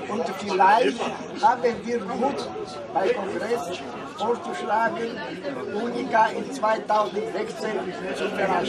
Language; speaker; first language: German; non-native, learner; Romanian